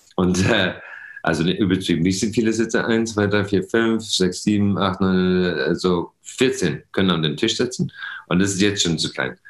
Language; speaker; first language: German; non-native, fluent; English